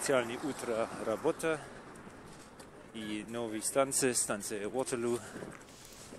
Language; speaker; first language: Russian; non-native, learner; English